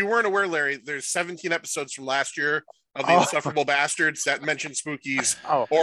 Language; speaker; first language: English; native; English